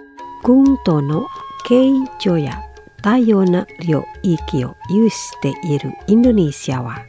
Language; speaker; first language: Japanese; non-native, fluent; Indonesian